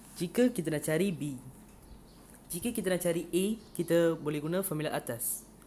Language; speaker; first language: Malay; non-native, local second language; Tamil